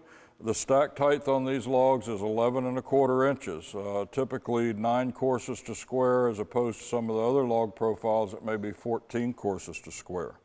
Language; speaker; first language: English; native; English